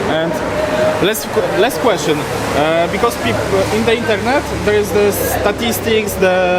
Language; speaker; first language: English; non-native, learner; Polish